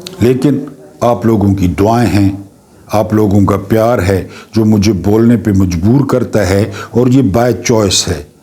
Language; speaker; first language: Urdu; non-native, local second language; Punjabi